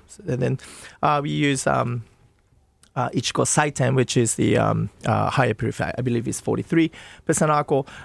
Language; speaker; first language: English; non-native, fluent; Japanese